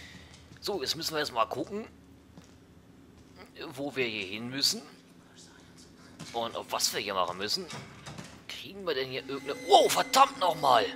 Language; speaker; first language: German; native; German